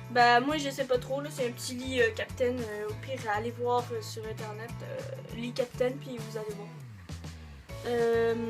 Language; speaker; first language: French; native; French